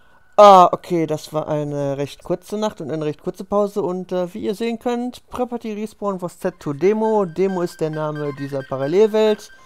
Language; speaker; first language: German; native; German